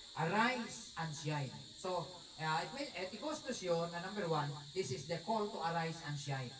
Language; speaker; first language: English; non-native, local second language; Filipino